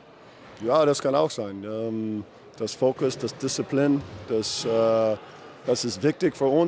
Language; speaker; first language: German; non-native, learner; English